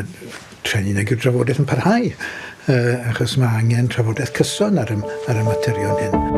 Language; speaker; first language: Welsh; native; Welsh